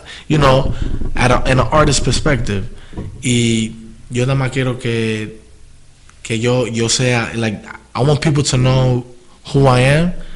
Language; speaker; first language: English; early bilingual, other home language; Spanish